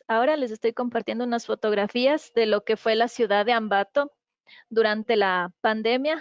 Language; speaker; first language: Spanish; native; Spanish